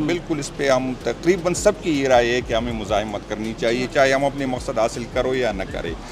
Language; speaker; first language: Urdu; non-native, local second language; Pashto